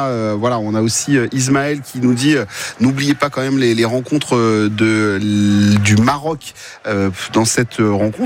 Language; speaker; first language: French; native; French